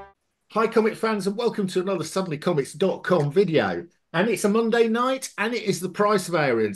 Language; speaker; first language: English; native; English